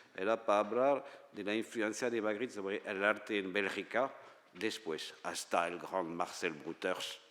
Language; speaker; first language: Spanish; non-native, fluent; French